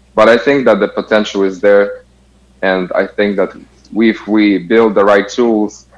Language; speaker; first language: English; non-native, fluent; Kazakh